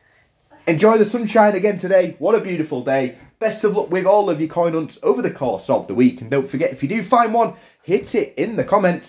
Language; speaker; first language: English; native; English